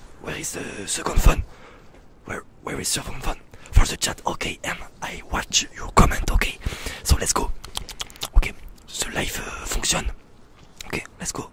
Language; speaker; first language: English; non-native, learner; French